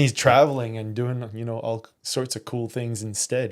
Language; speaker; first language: English; native; English